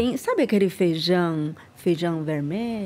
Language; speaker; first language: Portuguese; non-native, learner; Chinese